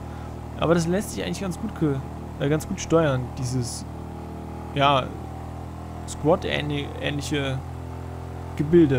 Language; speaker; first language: German; native; German